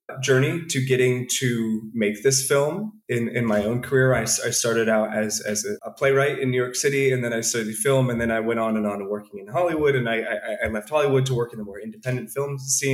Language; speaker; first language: English; native; English